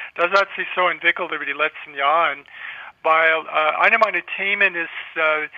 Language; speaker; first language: German; non-native, fluent; English